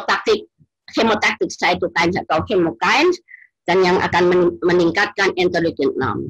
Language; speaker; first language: Indonesian; native; Indonesian